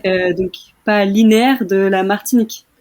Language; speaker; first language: French; native; French